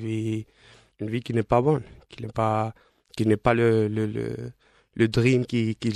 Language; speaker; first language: French; non-native, fluent; Spanish